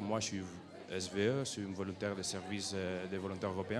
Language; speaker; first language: French; non-native, fluent; Catalan